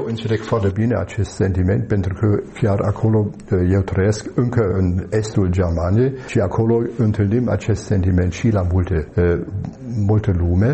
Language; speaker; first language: Romanian; non-native, fluent; German